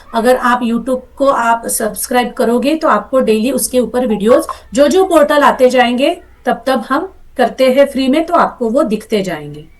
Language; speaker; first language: Hindi; non-native, local second language; Marathi